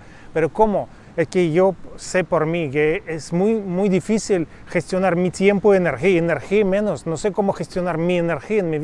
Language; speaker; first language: Spanish; non-native, fluent; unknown